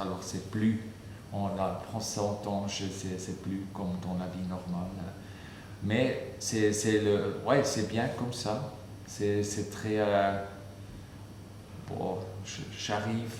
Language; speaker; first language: French; non-native, fluent; German